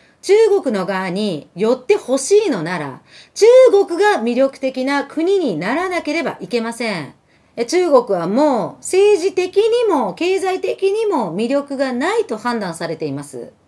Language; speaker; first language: Japanese; early bilingual, other home language; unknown